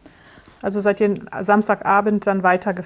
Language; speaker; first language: German; native; German